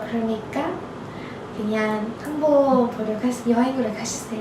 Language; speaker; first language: Korean; non-native, learner; Turkish